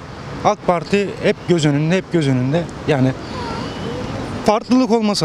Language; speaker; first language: Turkish; native; Turkish